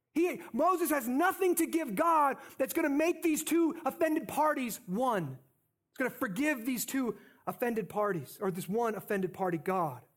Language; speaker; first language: English; native; English